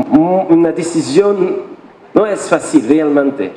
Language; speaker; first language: Spanish; non-native, fluent; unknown